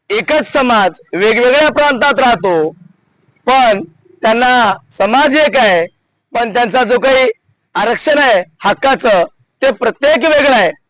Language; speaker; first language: Marathi; non-native, local second language; Lambadi